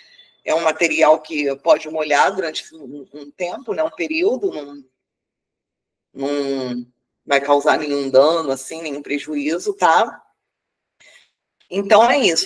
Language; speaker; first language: Portuguese; native; Portuguese